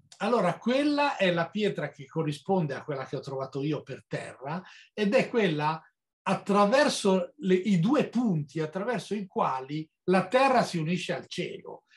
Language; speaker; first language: Italian; native; Italian